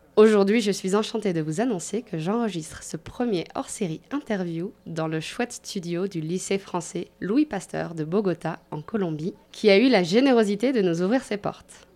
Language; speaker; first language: French; native; French